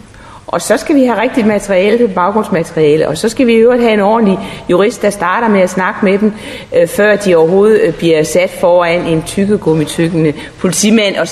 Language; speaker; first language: Danish; native; Danish